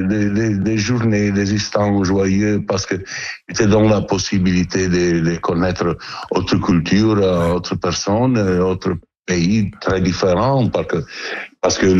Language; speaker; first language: French; non-native, learner; Italian